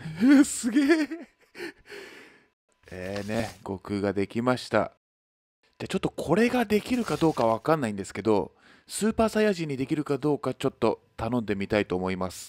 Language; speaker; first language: Japanese; native; Japanese